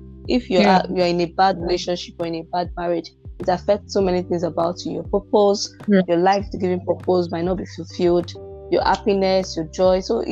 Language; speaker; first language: English; non-native, local second language; Igbo